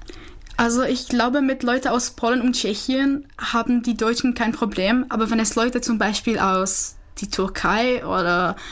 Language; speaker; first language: German; non-native, fluent; Czech